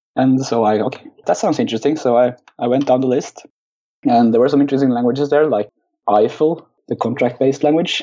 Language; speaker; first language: English; non-native, fluent; Norwegian